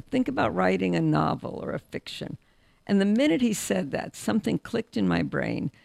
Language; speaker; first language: English; early bilingual, other home language; Russian